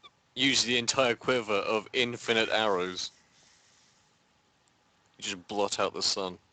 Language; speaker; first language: English; native; English